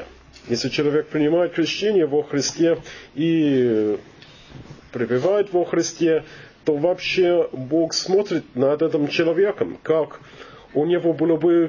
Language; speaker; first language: Russian; non-native, learner; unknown